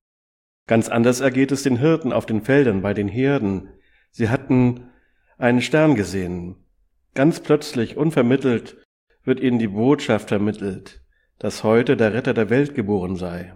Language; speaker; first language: German; native; German